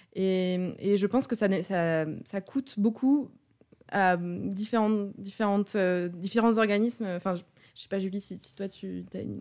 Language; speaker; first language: French; native; French